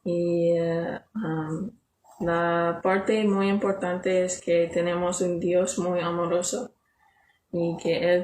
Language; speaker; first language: Spanish; non-native, learner; English